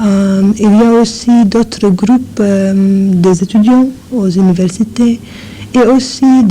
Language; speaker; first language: French; non-native, fluent; English